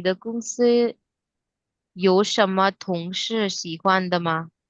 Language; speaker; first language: Chinese; non-native, fluent; Hindi